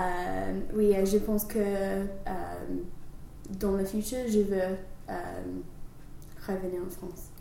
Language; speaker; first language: French; non-native, learner; English